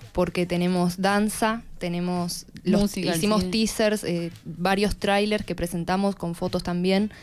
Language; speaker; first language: Spanish; native; Spanish